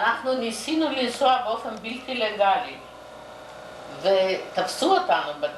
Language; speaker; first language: Hebrew; non-native, fluent; Yiddish